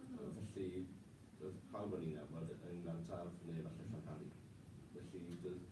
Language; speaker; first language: Welsh; non-native, local second language; English